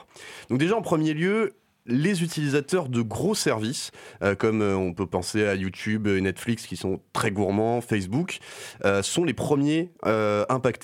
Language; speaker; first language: French; native; French